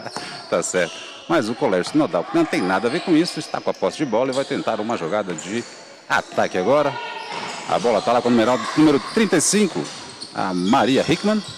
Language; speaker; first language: Portuguese; native; Portuguese